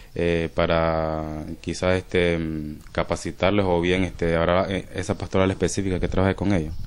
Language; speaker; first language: Spanish; native; Spanish